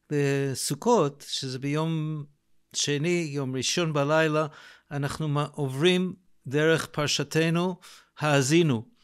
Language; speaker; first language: Hebrew; non-native, fluent; English